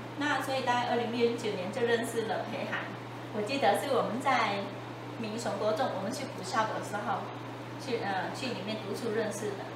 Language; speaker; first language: Chinese; non-native, fluent; Vietnamese